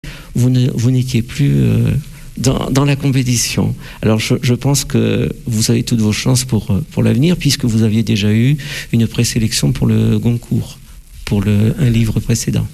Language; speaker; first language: French; native; French